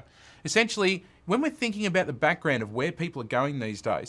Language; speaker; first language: English; native; English